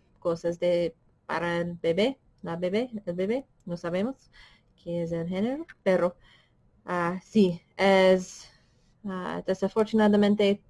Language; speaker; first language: Spanish; non-native, fluent; English